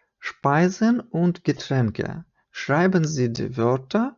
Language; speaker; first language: German; non-native, fluent; Ukrainian